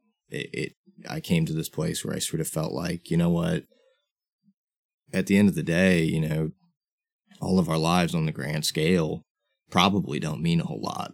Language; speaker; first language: English; native; English